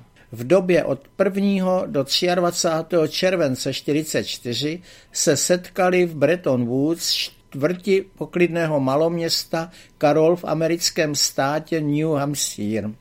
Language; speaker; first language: Czech; native; Czech